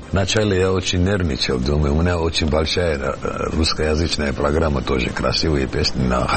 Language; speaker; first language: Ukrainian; non-native, learner; Georgian